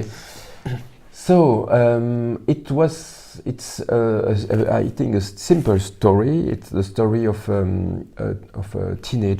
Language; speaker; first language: English; non-native, learner; French